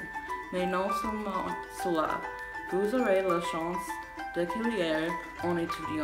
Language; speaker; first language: French; non-native, learner; English